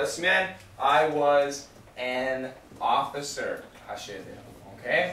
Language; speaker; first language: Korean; non-native, fluent; English